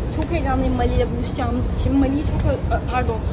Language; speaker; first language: Turkish; native; Turkish